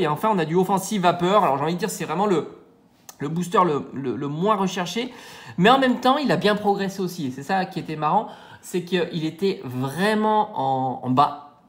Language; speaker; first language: French; native; French